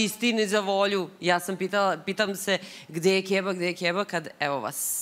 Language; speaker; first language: Serbian; native; Serbian